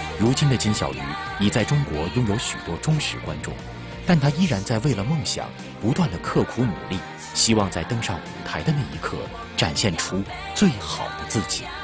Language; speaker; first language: Chinese; native; Chinese